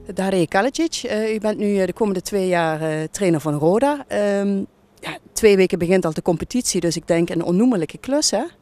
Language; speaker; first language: Dutch; native; Dutch